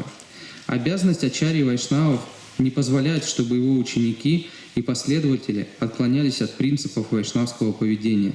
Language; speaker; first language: Russian; native; Russian